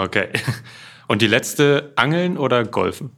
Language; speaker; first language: German; native; German